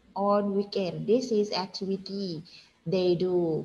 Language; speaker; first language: English; non-native, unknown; Thai